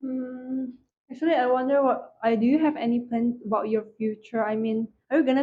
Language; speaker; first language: English; non-native, learner; Indonesian